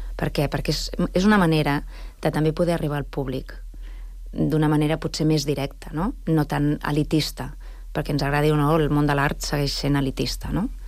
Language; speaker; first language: Catalan; non-native, local second language; Spanish